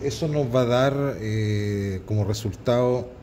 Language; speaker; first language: Spanish; native; Spanish